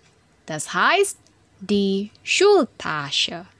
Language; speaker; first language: German; non-native, fluent; Indonesian